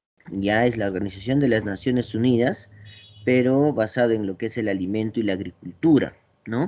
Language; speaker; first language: Spanish; native; Spanish